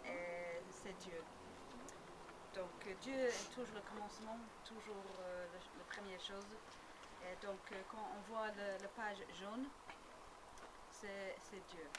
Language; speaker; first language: French; non-native, learner; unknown